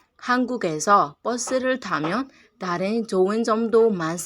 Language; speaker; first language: Korean; non-native, learner; Burmese